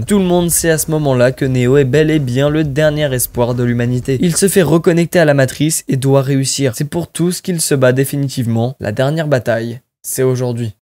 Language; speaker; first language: French; native; French